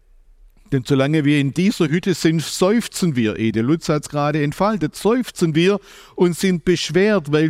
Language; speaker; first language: German; native; German